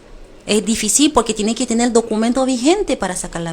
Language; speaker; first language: Spanish; non-native, fluent; Haitian Creole